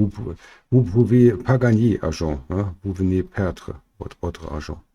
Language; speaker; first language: French; non-native, learner; German